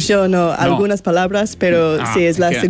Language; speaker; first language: Spanish; non-native, learner; English